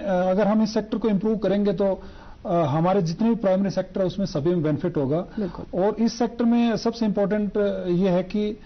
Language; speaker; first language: Hindi; non-native, local second language; Ladakhi